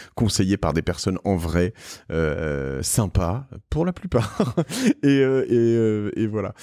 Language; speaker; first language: French; native; French